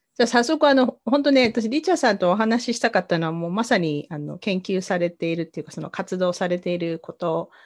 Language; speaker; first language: Japanese; native; Japanese